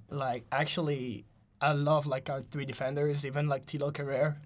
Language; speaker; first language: English; non-native, fluent; French